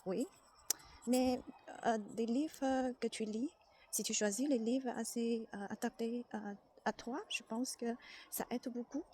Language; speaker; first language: French; non-native, learner; Chinese